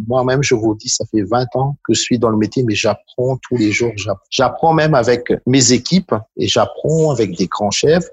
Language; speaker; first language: French; non-native, local second language; Malagasy